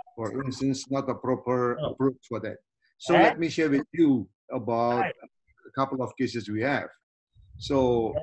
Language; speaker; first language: English; non-native, fluent; Indonesian